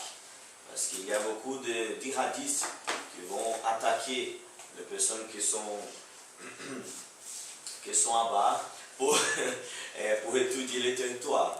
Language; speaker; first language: French; non-native, learner; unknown